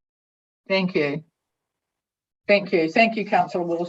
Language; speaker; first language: English; native; English